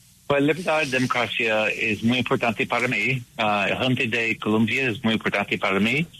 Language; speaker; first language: Spanish; non-native, learner; English